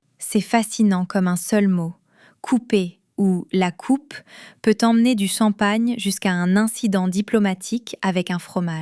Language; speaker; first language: French; non-native, fluent; English